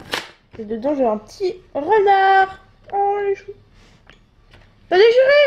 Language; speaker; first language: French; native; French